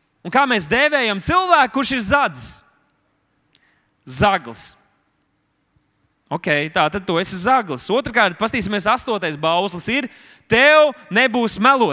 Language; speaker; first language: Latvian; native; Latvian